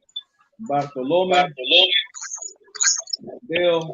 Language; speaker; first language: Spanish; non-native, learner; English